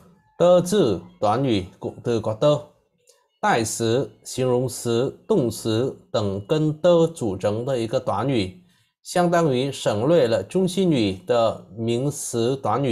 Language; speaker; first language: Chinese; non-native, fluent; Vietnamese